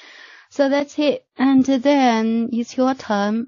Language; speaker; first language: English; non-native, fluent; Chinese